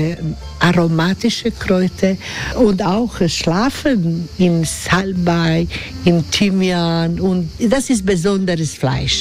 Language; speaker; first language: German; non-native, learner; Croatian